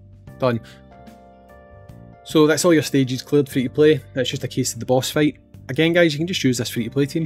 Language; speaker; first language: English; native; English